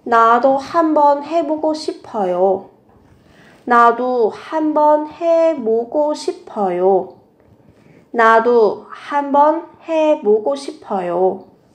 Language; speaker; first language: Korean; non-native, fluent; Vietnamese